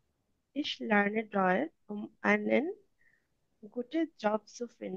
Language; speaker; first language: German; non-native, learner; Bangla